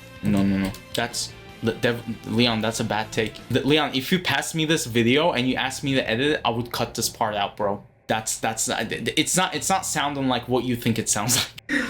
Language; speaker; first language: English; native; English